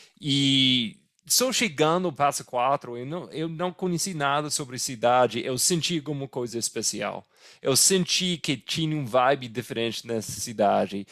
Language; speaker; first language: Portuguese; non-native, fluent; English